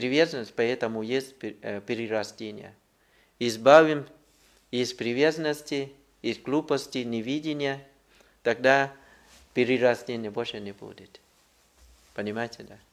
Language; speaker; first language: Russian; non-native, learner; Thai